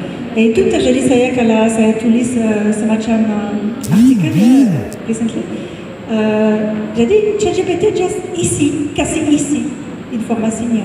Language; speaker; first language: Indonesian; non-native, fluent; English